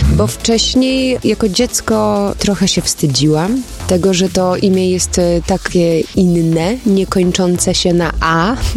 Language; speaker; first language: Polish; early bilingual, other home language; German